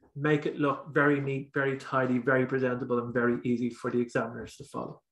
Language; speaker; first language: English; native; English